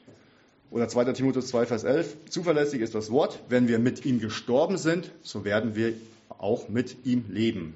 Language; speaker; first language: German; native; German